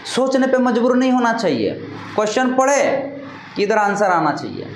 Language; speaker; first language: Hindi; non-native, local second language; Marathi